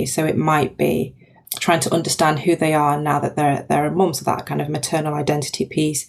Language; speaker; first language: English; native; English